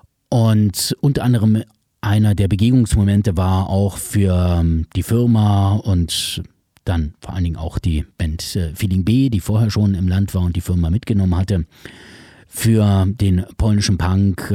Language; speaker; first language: German; native; German